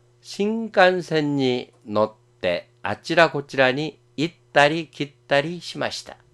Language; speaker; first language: Japanese; non-native, fluent; Korean